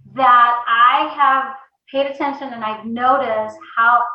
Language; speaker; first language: English; early bilingual, other home language; Spanish